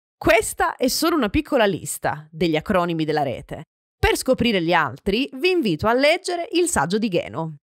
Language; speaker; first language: Italian; native; Italian